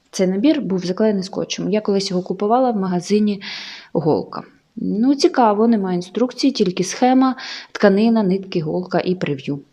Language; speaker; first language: Ukrainian; native; Ukrainian